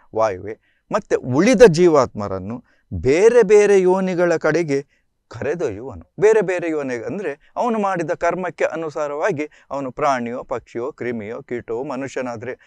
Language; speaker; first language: Kannada; native; Kannada